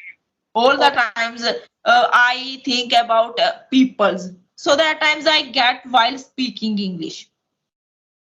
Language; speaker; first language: English; non-native, local second language; Hindi